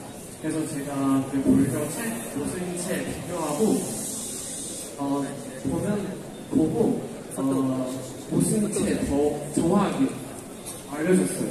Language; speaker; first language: Korean; non-native, learner; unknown